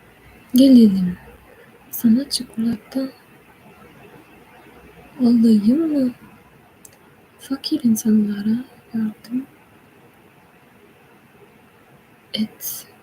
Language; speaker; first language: Turkish; non-native, learner; English